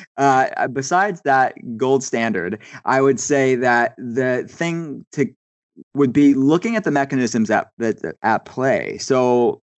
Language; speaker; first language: English; native; English